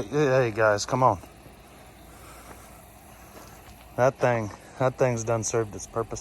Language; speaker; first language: English; native; English